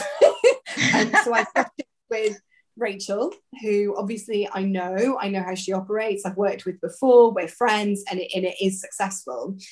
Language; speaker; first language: English; native; English